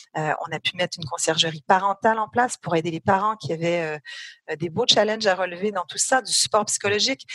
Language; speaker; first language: French; native; French